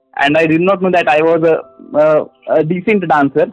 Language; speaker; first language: English; non-native, local second language; Marathi